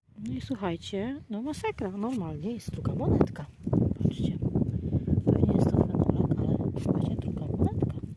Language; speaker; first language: Polish; native; Polish